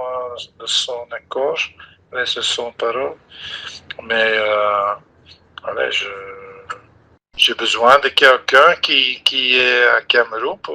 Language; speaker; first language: French; non-native, local second language; Dutch